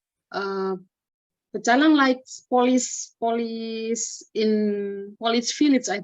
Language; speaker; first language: English; non-native, learner; Indonesian